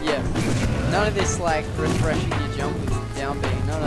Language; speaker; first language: English; native; English